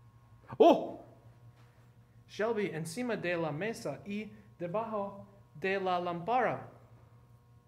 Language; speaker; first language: Spanish; non-native, learner; English